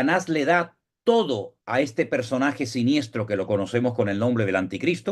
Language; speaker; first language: Spanish; native; Spanish